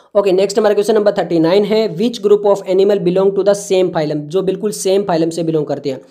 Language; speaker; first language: Hindi; native; Hindi